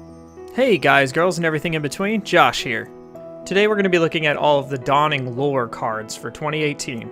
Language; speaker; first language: English; native; English